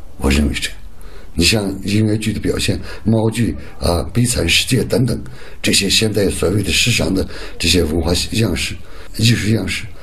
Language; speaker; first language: Chinese; non-native, local second language; Uyghur